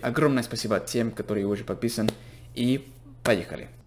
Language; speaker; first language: Russian; non-native, fluent; English